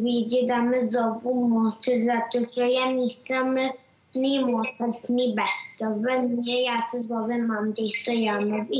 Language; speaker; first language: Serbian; early bilingual, heritage; Serbian